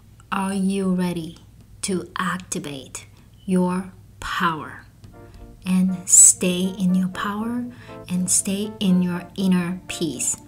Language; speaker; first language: English; non-native, fluent; Japanese